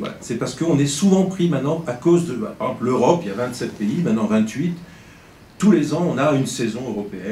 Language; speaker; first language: French; native; French